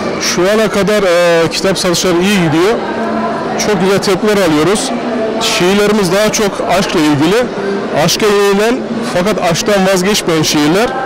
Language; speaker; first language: Turkish; early bilingual, heritage; Turkish